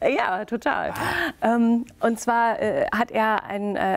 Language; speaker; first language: German; native; German